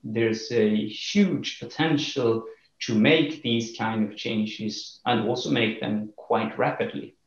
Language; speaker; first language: English; non-native, fluent; Swedish